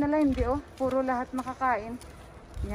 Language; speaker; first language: Filipino; native; Filipino